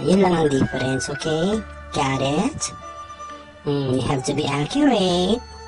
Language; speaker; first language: English; non-native, local second language; Filipino